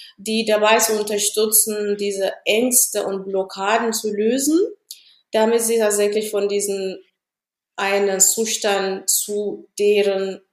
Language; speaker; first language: German; non-native, fluent; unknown